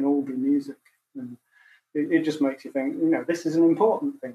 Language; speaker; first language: English; native; English